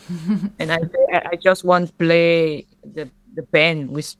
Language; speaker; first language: English; non-native, learner; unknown